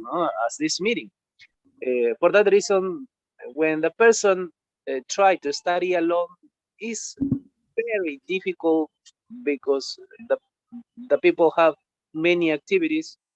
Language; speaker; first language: English; non-native, learner; Spanish